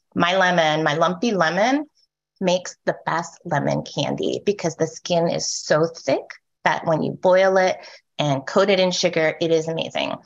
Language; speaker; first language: English; native; English